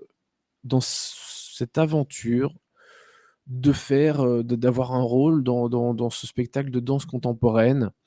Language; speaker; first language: French; native; French